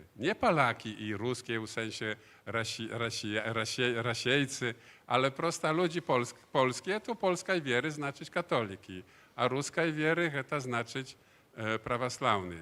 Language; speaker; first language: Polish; non-native, learner; Belarusian